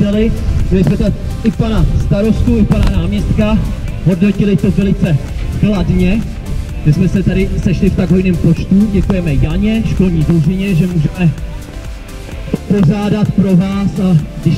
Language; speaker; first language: Czech; native; Czech